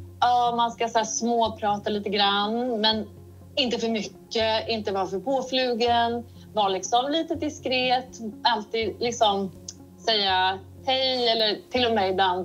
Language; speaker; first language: Swedish; native; Swedish